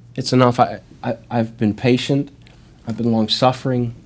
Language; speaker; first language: English; native; English